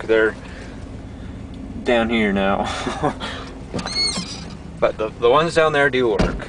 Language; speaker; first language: English; native; English